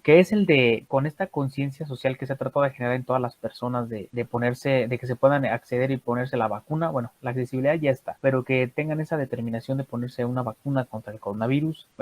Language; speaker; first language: Spanish; native; Spanish